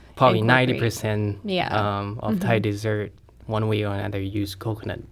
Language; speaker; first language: English; non-native, fluent; Thai